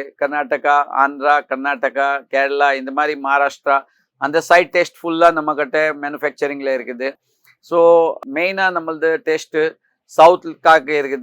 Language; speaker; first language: Tamil; non-native, fluent; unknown